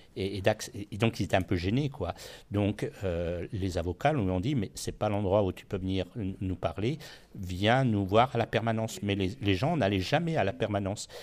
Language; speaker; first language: French; native; French